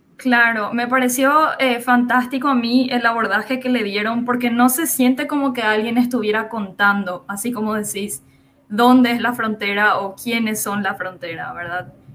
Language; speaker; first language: Spanish; native; Spanish